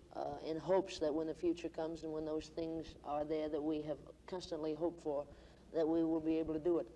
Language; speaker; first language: English; native; English